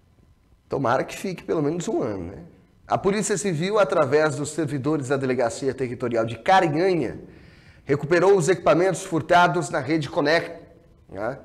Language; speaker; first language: Portuguese; native; Portuguese